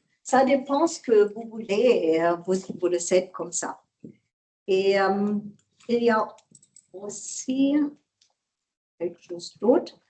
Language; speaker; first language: French; non-native, learner; German